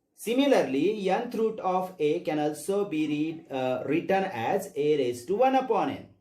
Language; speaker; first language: English; non-native, local second language; Marathi